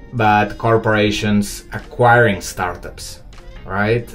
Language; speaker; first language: English; non-native, fluent; Spanish